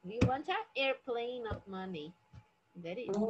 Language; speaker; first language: English; non-native, learner; Portuguese